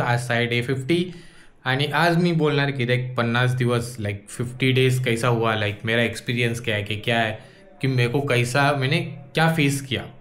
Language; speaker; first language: Hindi; non-native, local second language; Marathi